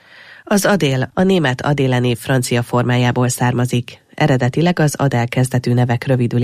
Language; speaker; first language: Hungarian; native; Hungarian